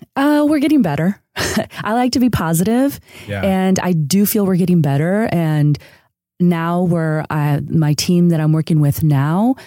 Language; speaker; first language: English; early bilingual, other home language; Spanish